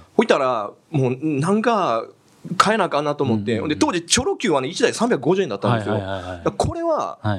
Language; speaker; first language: Japanese; native; Japanese